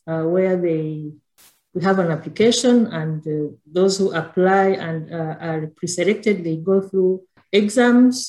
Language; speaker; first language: English; non-native, local second language; Kinyarwanda